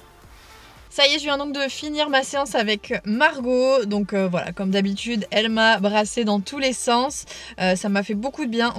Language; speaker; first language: French; native; French